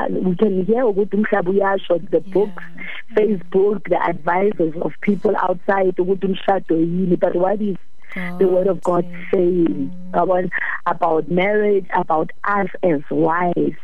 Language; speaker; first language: English; non-native, local second language; Xhosa